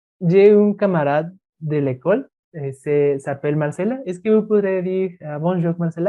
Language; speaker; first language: French; non-native, learner; Spanish